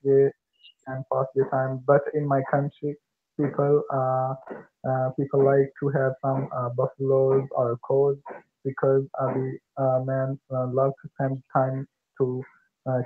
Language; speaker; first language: English; non-native, learner; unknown